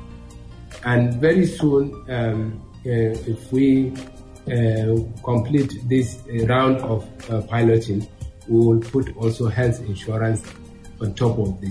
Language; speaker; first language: English; non-native, local second language; Hausa